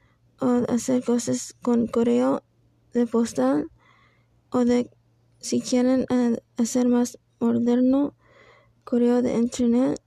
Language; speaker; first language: Spanish; non-native, learner; English